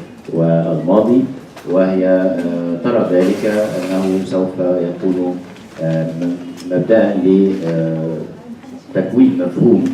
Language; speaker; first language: Arabic; native; Arabic